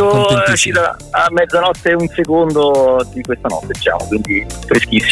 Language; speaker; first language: Italian; native; Italian